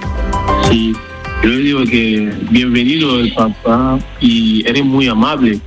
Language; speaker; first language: Spanish; non-native, learner; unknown